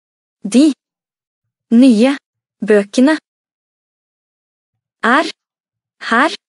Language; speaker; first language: Norwegian; non-native, learner; Amharic